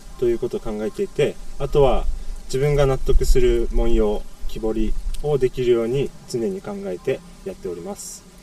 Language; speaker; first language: Japanese; native; Japanese